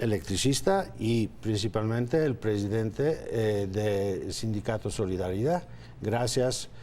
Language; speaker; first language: Spanish; non-native, fluent; Polish